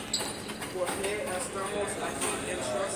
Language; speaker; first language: Spanish; non-native, learner; English